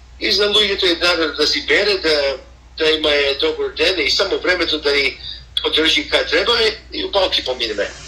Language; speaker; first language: Macedonian; early bilingual, heritage; Macedonian